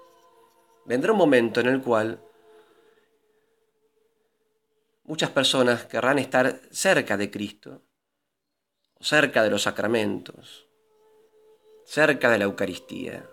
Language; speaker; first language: Spanish; native; Spanish